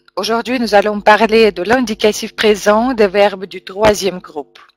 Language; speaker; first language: French; non-native, fluent; Russian